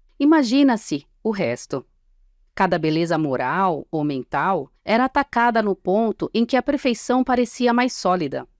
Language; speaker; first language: Portuguese; native; Portuguese